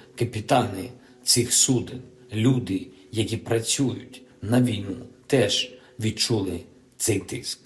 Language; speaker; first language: Ukrainian; non-native, local second language; Russian